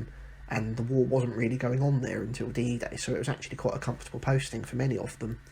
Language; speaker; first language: English; native; English